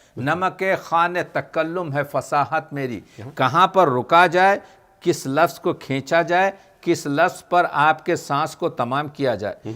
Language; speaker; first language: Urdu; native; Urdu